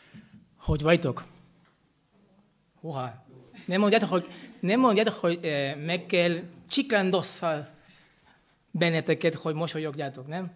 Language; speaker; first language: Hungarian; non-native, fluent; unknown